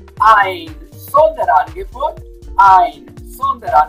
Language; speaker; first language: German; non-native, fluent; Spanish